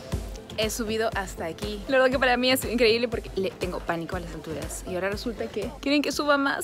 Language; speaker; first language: Spanish; native; Spanish